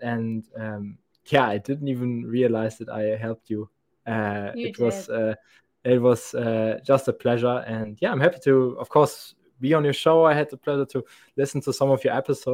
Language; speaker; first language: English; non-native, fluent; German